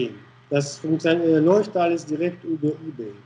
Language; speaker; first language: German; non-native, fluent; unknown